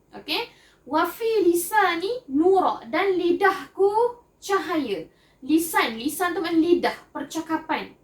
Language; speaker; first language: Malay; native; Malay